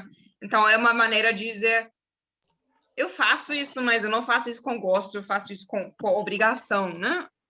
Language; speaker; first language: Portuguese; non-native, fluent; German